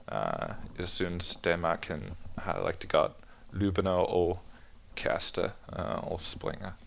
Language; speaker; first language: Danish; non-native, learner; English